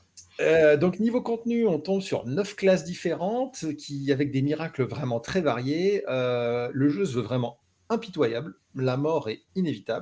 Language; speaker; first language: French; native; French